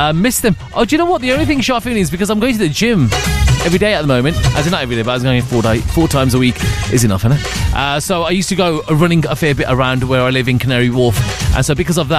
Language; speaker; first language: English; native; English